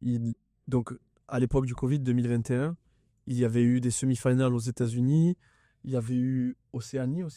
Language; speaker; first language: French; native; French